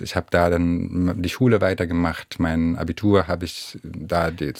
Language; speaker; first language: German; non-native, fluent; Arabic